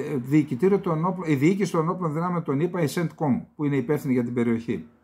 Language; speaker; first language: Greek; native; Greek